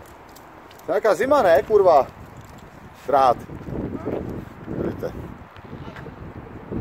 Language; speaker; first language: Czech; native; Czech